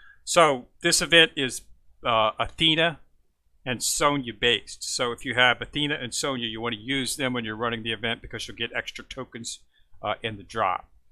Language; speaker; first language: English; native; English